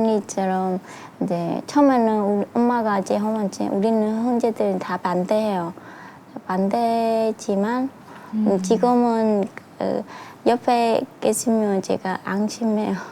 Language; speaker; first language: Korean; non-native, learner; Vietnamese